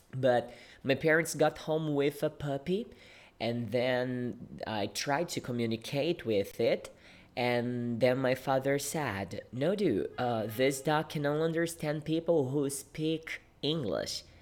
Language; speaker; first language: English; non-native, fluent; Portuguese